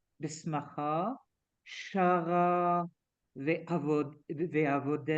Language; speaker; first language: Hebrew; non-native, learner; French